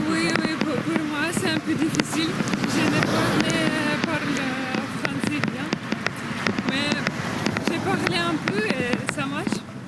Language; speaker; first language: French; non-native, learner; Ukrainian